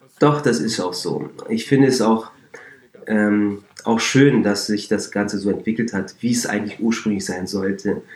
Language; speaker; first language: German; early bilingual, other home language; Turkish